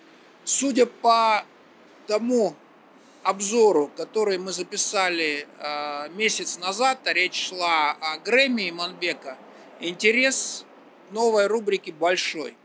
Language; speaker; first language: Russian; native; Russian